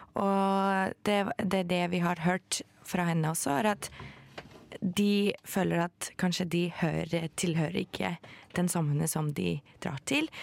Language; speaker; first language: Norwegian; non-native, fluent; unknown